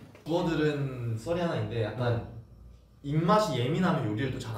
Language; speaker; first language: Korean; native; Korean